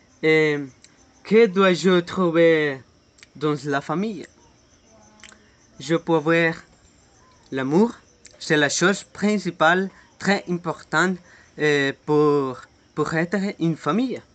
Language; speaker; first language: French; non-native, learner; Spanish